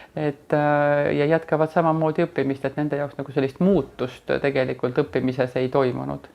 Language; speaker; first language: Estonian; non-native, local second language; Russian